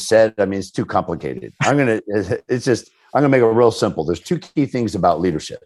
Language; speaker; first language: English; native; English